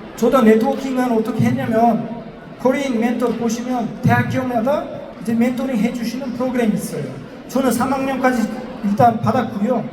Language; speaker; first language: Korean; non-native, fluent; Uzbek